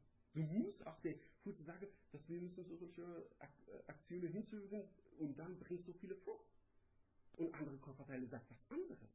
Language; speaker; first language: German; non-native, learner; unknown